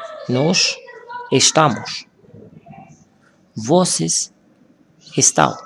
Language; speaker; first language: Portuguese; non-native, fluent; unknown